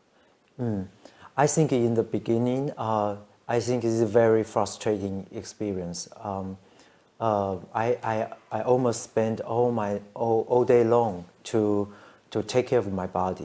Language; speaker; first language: English; non-native, fluent; Chinese